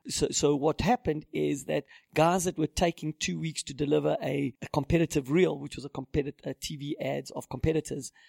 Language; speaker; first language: English; native; English